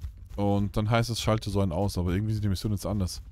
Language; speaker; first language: German; native; German